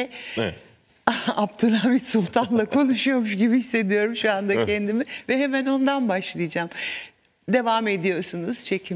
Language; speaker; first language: Turkish; native; Turkish